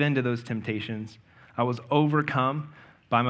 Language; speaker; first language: English; native; English